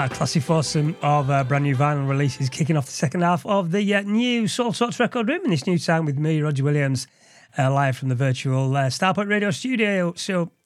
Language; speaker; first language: English; native; English